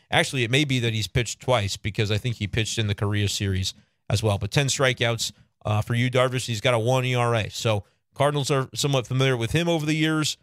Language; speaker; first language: English; native; English